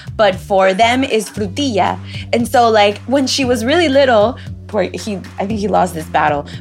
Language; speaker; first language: English; early bilingual, other home language; Spanish